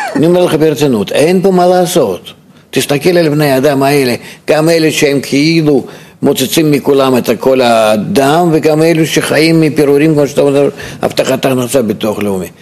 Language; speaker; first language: Hebrew; non-native, fluent; Russian